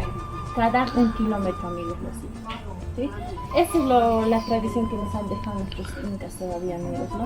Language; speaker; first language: Spanish; native; Spanish